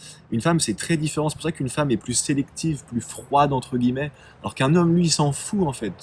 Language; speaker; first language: French; native; French